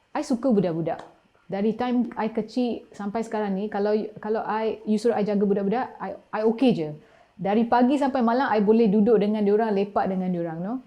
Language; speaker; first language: Malay; non-native, local second language; Tamil